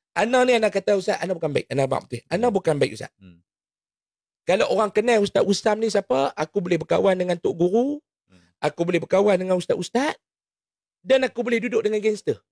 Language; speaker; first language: Malay; native; Malay